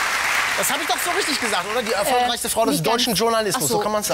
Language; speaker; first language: German; native; German